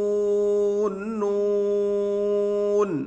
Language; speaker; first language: Hindi; native; Hindi